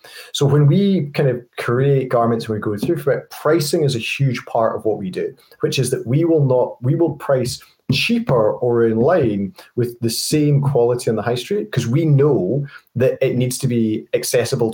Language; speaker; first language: English; native; English